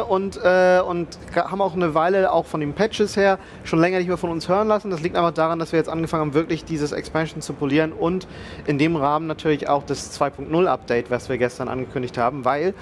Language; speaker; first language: German; native; German